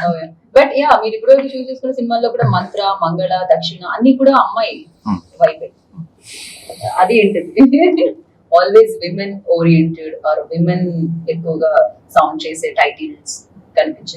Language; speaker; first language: Telugu; native; Telugu